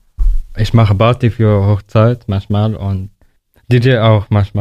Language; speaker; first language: German; non-native, learner; Arabic